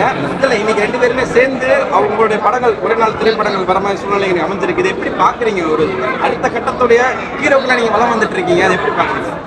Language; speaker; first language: Tamil; native; Tamil